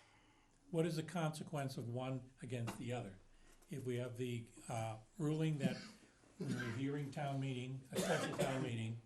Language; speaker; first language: English; native; English